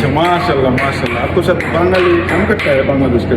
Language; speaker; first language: Hindi; non-native, learner; Bangla